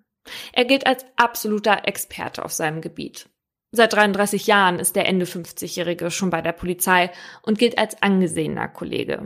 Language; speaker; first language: German; native; German